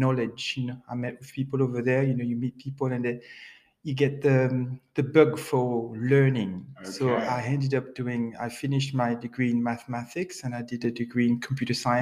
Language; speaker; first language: English; non-native, fluent; French